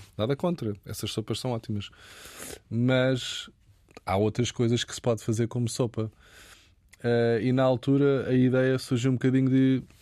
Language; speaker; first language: Portuguese; native; Portuguese